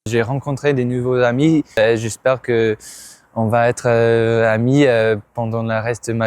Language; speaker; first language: French; non-native, learner; English